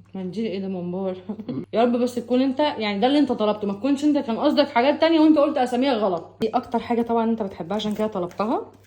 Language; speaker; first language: Arabic; native; Arabic